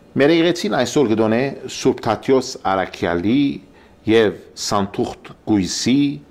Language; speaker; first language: Armenian; early bilingual, heritage; Armenian